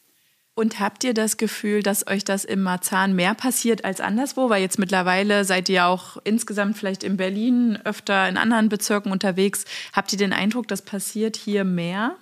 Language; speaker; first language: German; native; German